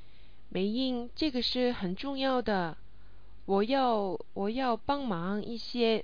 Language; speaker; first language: Chinese; non-native, learner; English